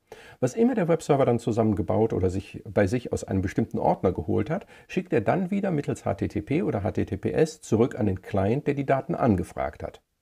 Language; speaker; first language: German; native; German